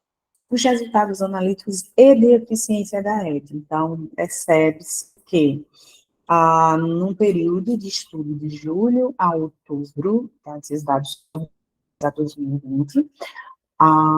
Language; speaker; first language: Portuguese; native; Portuguese